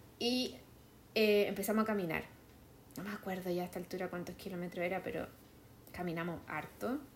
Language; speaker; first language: Spanish; native; Spanish